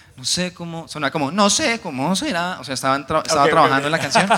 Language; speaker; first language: Spanish; native; Spanish